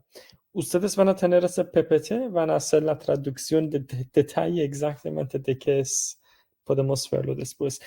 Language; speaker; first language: Spanish; non-native, fluent; Persian